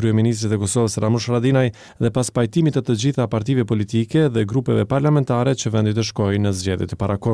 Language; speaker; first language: Albanian; native; Albanian